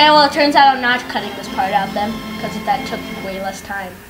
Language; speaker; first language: English; native; English